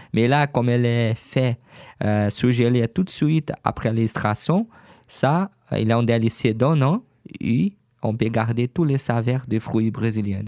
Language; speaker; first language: French; non-native, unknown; Portuguese